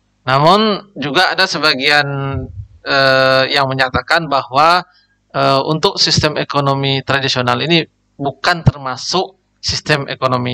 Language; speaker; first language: Indonesian; native; Indonesian